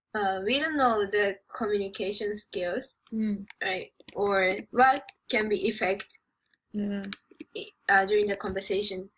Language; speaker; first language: English; non-native, learner; Japanese